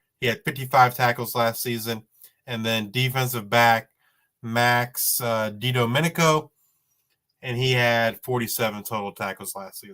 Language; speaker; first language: English; native; English